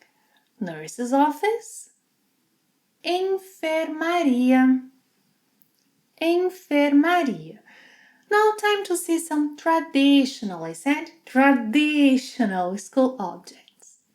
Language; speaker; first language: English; non-native, fluent; Portuguese